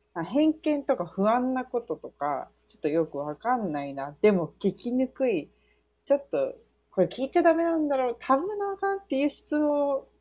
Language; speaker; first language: Japanese; early bilingual, heritage; Japanese